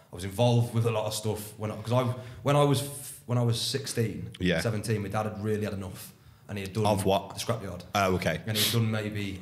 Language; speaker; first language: English; native; English